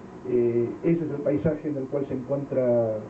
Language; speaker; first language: Spanish; native; Spanish